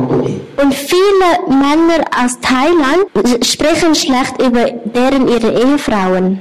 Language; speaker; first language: German; non-native, learner; Thai